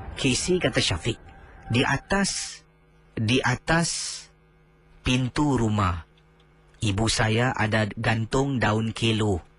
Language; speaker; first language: Malay; native; Malay